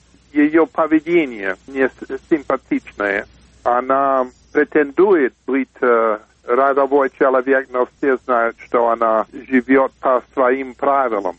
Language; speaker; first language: Russian; non-native, fluent; English